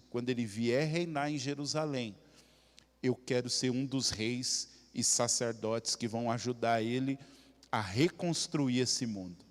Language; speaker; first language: Portuguese; native; Portuguese